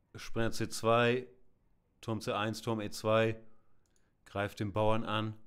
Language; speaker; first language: German; native; German